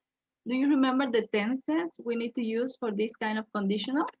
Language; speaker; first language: English; non-native, fluent; Spanish